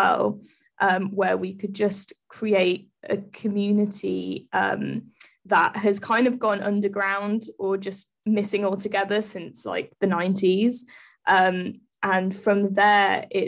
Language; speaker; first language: English; native; English